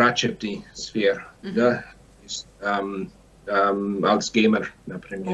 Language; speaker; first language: Russian; non-native, learner; English